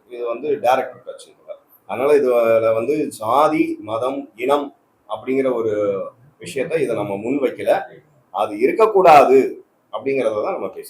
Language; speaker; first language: Tamil; native; Tamil